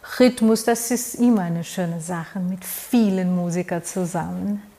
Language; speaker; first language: German; non-native, fluent; Portuguese